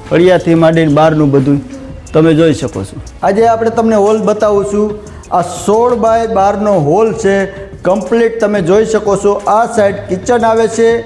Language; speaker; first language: Gujarati; native; Gujarati